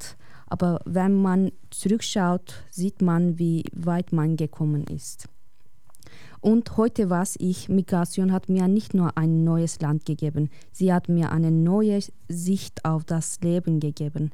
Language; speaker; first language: German; non-native, fluent; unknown